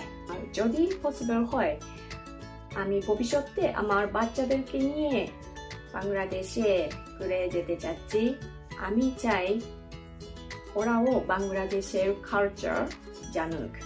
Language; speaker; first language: Bangla; non-native, learner; Japanese